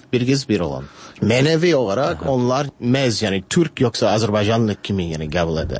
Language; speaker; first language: Turkish; non-native, learner; English